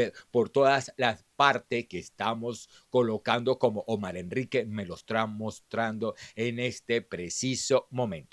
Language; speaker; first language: Spanish; native; Spanish